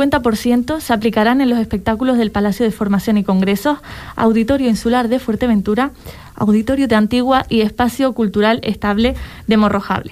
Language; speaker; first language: Spanish; native; Spanish